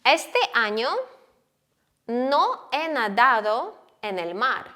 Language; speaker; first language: Spanish; non-native, fluent; Ukrainian